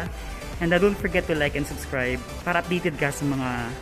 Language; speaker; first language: Filipino; native; Filipino